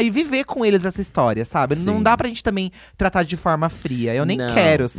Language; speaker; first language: Portuguese; native; Portuguese